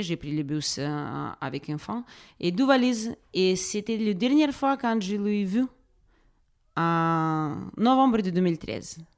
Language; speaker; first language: French; non-native, fluent; Russian